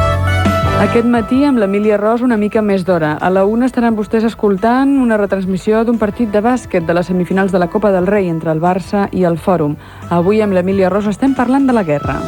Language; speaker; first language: Catalan; native; Catalan